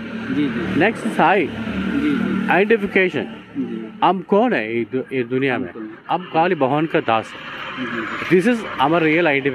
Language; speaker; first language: Hindi; non-native, local second language; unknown